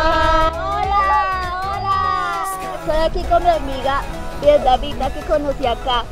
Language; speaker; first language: Spanish; native; Spanish